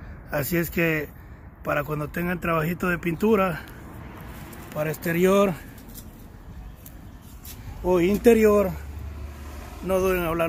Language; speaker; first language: Spanish; native; Spanish